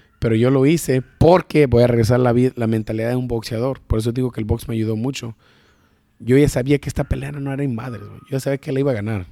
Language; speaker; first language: Spanish; early bilingual, heritage; Spanish